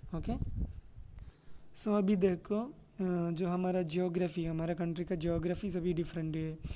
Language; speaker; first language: Hindi; non-native, local second language; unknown